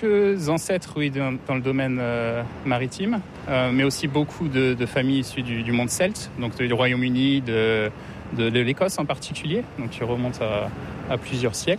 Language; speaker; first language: French; native; French